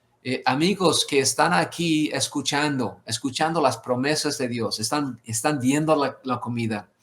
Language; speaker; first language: Spanish; non-native, fluent; English